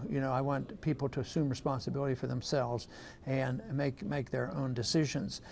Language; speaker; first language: English; native; English